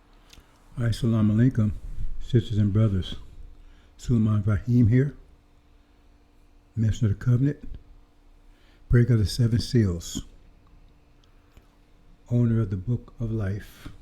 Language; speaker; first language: English; native; English